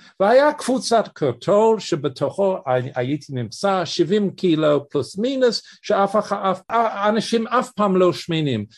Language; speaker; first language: Hebrew; non-native, fluent; English